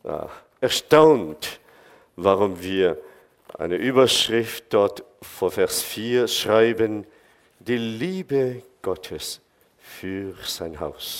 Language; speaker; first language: German; non-native, fluent; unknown